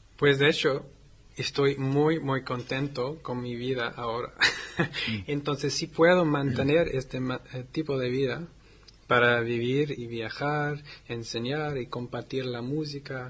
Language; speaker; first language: Spanish; non-native, learner; English